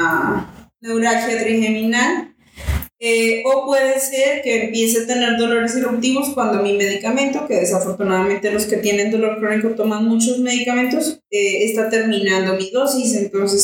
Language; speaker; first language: Spanish; native; Spanish